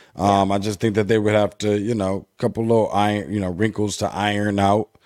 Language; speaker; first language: English; native; English